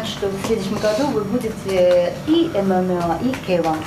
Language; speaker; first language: Russian; non-native, fluent; Japanese